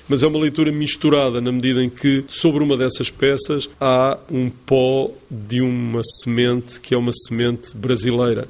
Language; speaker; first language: Portuguese; native; Portuguese